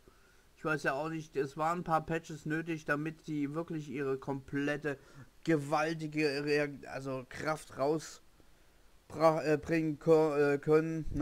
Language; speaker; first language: German; native; German